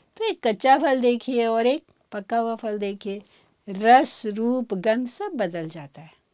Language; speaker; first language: Hindi; native; Hindi